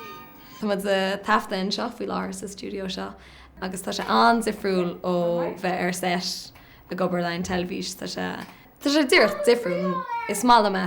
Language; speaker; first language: Irish; native; Irish